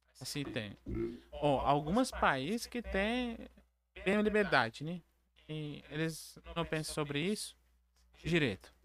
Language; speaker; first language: Portuguese; non-native, learner; Arabic